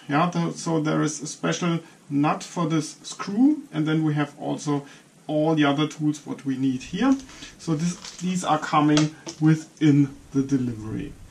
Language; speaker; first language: English; non-native, fluent; German